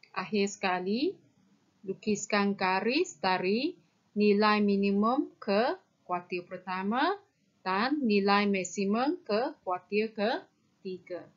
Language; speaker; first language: Malay; non-native, local second language; Chinese